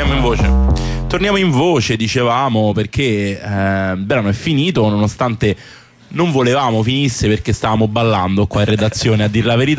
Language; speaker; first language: Italian; native; Italian